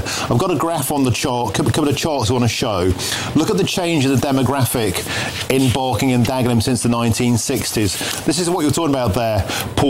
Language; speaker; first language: English; native; English